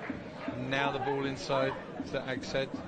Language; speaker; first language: English; native; English